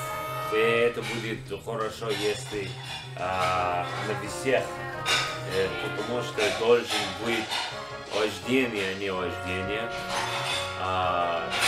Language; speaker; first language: Russian; non-native, learner; English